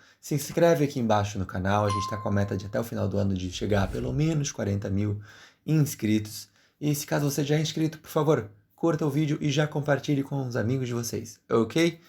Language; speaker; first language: Portuguese; native; Portuguese